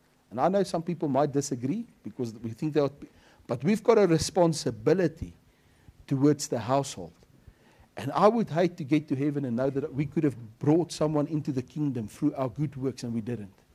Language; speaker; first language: English; non-native, local second language; Afrikaans